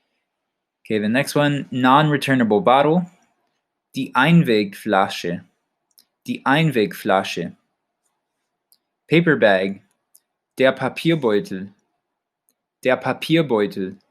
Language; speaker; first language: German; non-native, fluent; English